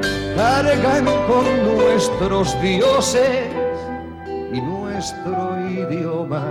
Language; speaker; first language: Spanish; native; Spanish